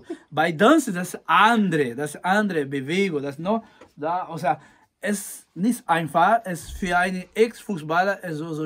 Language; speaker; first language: German; non-native, learner; Portuguese